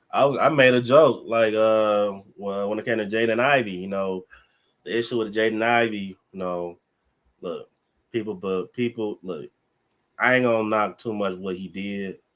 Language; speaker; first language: English; native; English